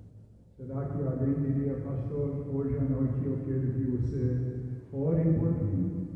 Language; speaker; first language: Portuguese; non-native, fluent; English